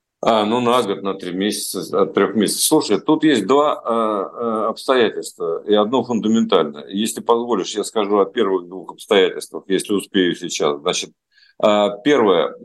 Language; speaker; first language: Russian; native; Russian